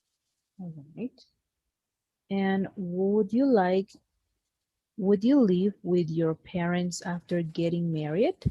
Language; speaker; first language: English; non-native, fluent; Spanish